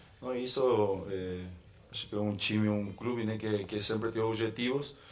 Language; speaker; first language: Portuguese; non-native, fluent; Spanish